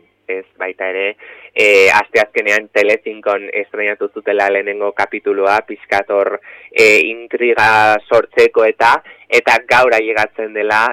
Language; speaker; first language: Basque; native; Basque